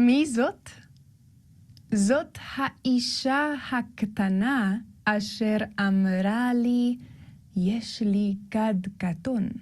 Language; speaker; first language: Hebrew; non-native, learner; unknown